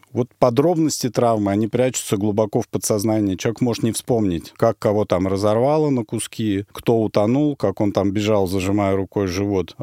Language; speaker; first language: Russian; native; Russian